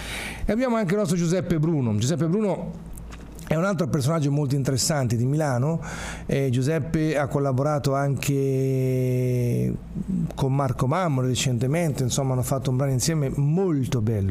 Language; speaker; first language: Italian; native; Italian